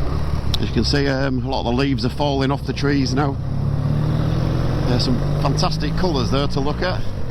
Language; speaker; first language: English; native; English